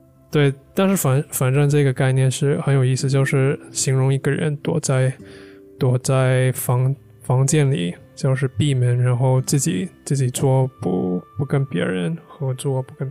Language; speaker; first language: Chinese; non-native, fluent; English